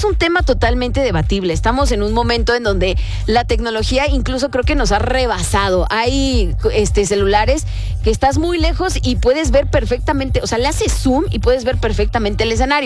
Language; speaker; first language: Spanish; native; Spanish